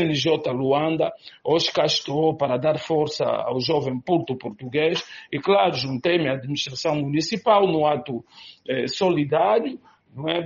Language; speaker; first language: Portuguese; native; Portuguese